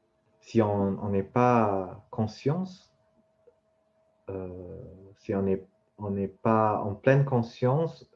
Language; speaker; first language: French; non-native, fluent; Vietnamese